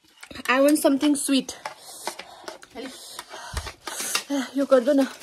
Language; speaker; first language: Hindi; non-native, local second language; Nepali